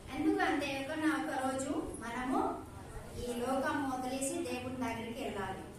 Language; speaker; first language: Telugu; non-native, learner; Odia